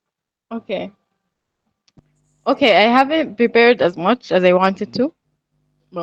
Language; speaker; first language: English; non-native, fluent; Arabic